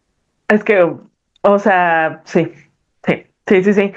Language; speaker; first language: Spanish; native; Spanish